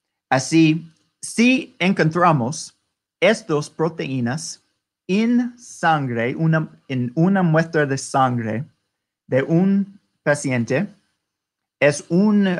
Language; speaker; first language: Spanish; non-native, learner; English